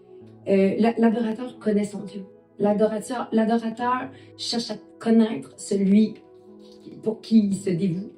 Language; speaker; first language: French; native; French